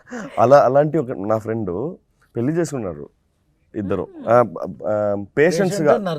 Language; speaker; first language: Telugu; non-native, fluent; Tamil